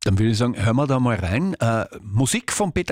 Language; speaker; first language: German; native; German